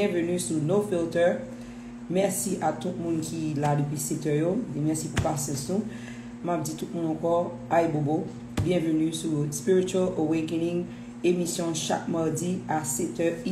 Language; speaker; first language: French; non-native, local second language; Haitian Creole